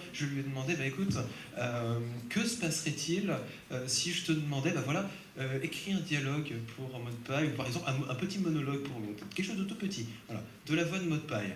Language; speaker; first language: French; native; French